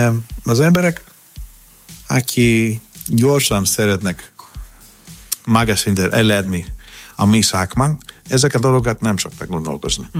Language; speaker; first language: Hungarian; non-native, fluent; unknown